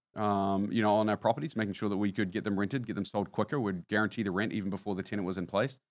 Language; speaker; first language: English; native; English